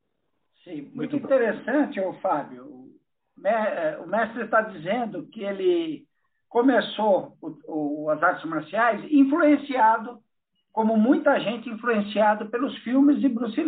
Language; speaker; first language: Spanish; non-native, learner; Portuguese